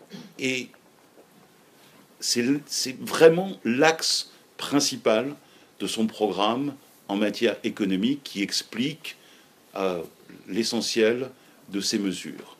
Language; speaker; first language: French; native; French